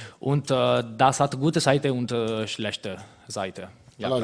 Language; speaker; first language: German; non-native, fluent; Italian